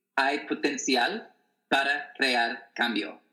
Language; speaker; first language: Spanish; non-native, fluent; English